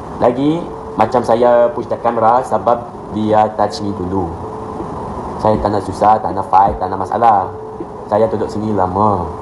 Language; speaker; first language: Malay; non-native, learner; Arabic